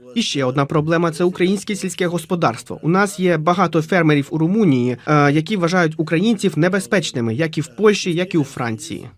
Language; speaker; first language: Ukrainian; non-native, fluent; Romanian